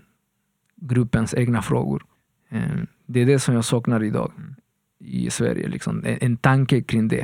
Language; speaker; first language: Swedish; non-native, fluent; Spanish